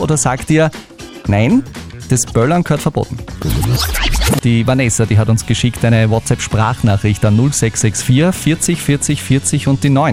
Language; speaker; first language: German; native; German